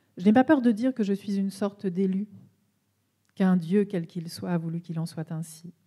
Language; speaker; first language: French; native; French